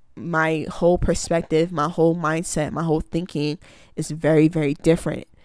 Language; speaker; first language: English; early bilingual, other home language; Akan